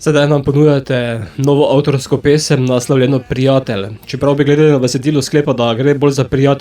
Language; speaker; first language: Slovenian; native; Slovenian